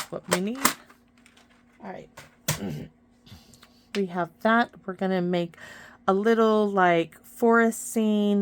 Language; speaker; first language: English; native; English